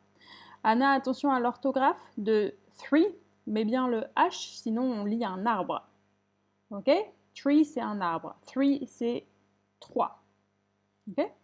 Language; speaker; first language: French; native; French